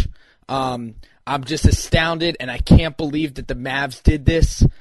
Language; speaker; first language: English; native; English